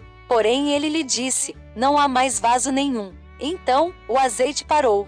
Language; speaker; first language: Portuguese; native; Portuguese